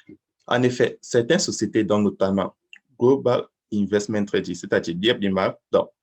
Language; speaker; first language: French; native; French